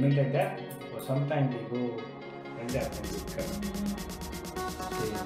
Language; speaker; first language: English; non-native, learner; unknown